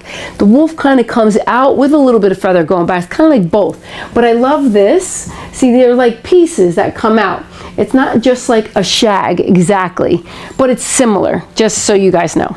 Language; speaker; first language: English; native; English